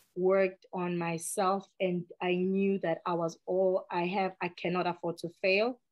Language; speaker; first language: English; non-native, local second language; Xhosa